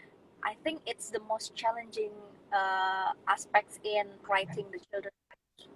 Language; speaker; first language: English; non-native, fluent; Indonesian